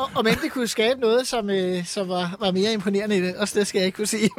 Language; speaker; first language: Danish; native; Danish